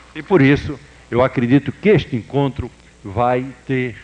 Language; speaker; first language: Portuguese; native; Portuguese